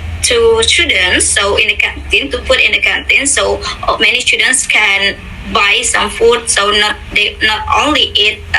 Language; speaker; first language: English; non-native, fluent; Indonesian